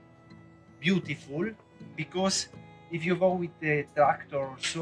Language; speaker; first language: English; non-native, learner; Italian